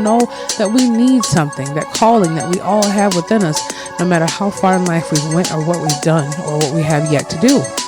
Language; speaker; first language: English; native; English